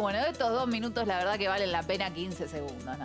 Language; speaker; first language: Spanish; native; Spanish